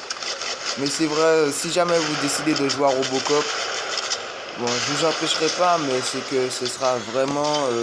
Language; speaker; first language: French; native; French